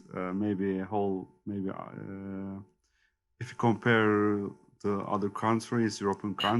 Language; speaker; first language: English; non-native, learner; Turkish